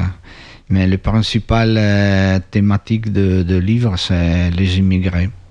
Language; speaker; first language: French; non-native, learner; Italian